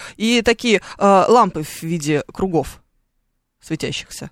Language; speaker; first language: Russian; native; Russian